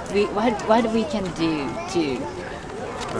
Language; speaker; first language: English; non-native, learner; Japanese